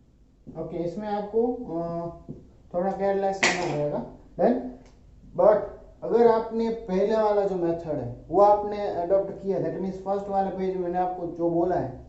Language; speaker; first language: Hindi; non-native, local second language; Gujarati